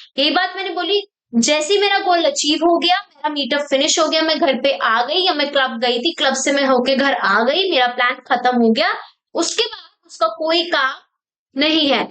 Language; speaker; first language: Hindi; native; Hindi